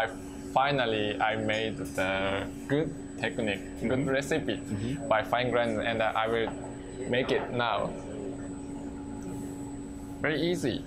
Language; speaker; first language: English; non-native, learner; Japanese